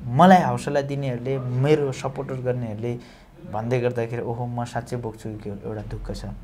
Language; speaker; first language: Nepali; non-native, local second language; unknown